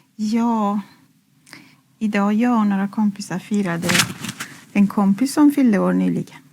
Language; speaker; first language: Swedish; non-native, fluent; Persian